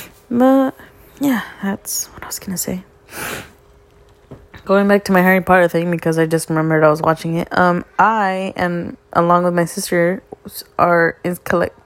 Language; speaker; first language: English; early bilingual, other home language; Spanish